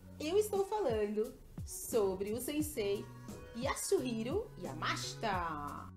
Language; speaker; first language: Portuguese; native; Portuguese